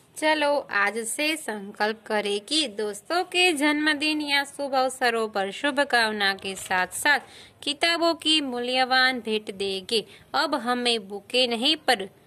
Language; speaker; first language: Hindi; non-native, local second language; Gujarati